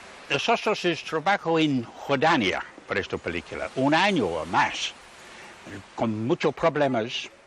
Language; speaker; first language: Spanish; non-native, learner; English